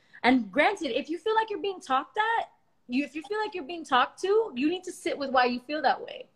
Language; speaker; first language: English; early bilingual, other home language; Spanish